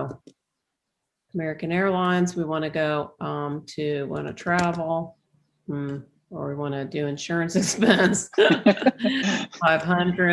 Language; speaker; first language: English; native; English